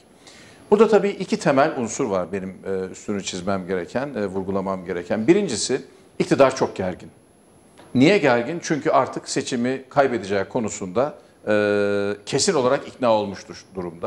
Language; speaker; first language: Turkish; native; Turkish